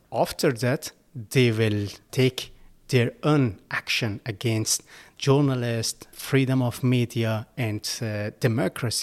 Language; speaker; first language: English; non-native, learner; Persian